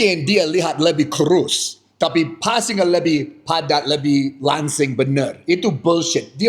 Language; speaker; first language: Indonesian; non-native, fluent; English